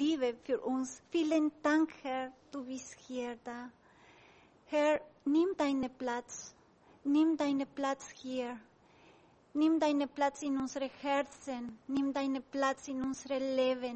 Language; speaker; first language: German; non-native, learner; Spanish